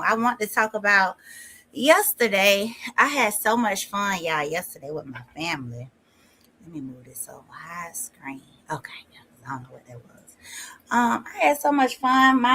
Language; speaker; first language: English; native; English